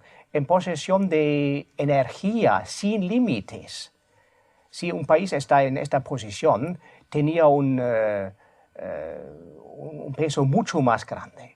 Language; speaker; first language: Spanish; non-native, fluent; German